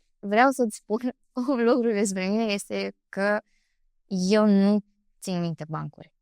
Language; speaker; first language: Romanian; native; Romanian